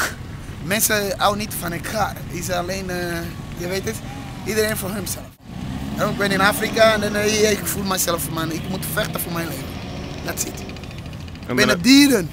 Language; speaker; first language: Dutch; non-native, learner; Portuguese